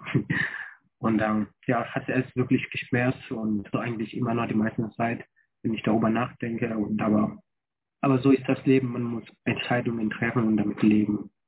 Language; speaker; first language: German; non-native, fluent; French